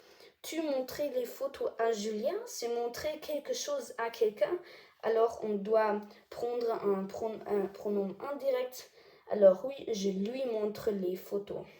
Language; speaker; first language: French; non-native, learner; German